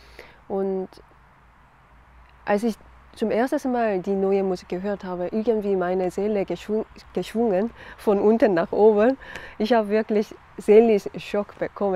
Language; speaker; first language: German; non-native, learner; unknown